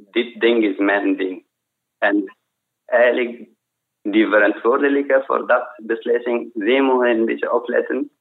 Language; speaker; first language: Dutch; non-native, fluent; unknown